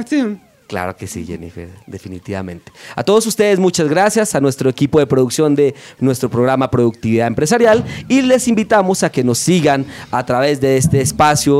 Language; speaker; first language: Spanish; native; Spanish